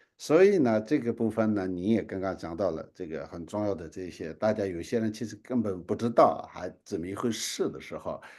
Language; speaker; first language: Chinese; non-native, local second language; Tibetan